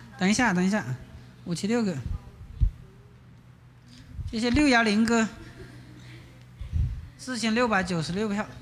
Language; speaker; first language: Chinese; native; Chinese